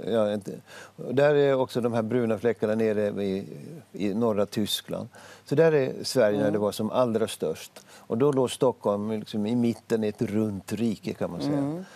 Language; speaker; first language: Swedish; native; Swedish